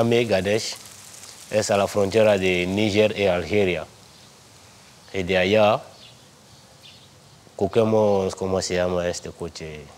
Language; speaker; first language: Spanish; non-native, learner; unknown